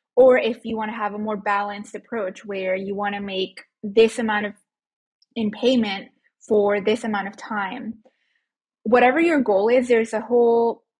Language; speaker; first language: English; early bilingual, other home language; Spanish